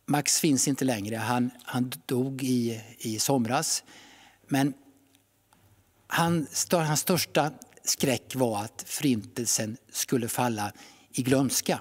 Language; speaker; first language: Swedish; native; Swedish